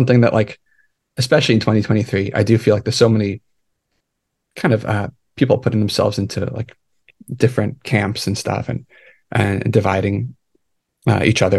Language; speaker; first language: English; native; English